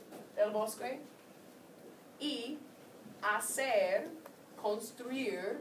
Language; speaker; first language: Spanish; non-native, fluent; English